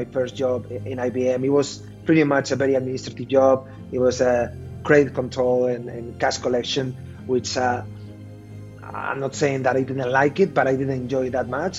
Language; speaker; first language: English; non-native, fluent; Spanish